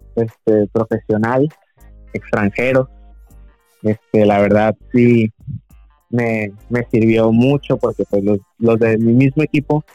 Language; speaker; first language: Spanish; native; Spanish